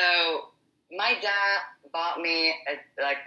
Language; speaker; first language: English; non-native, fluent; Arabic